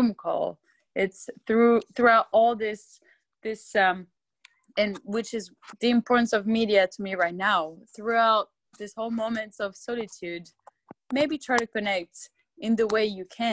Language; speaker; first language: English; non-native, fluent; French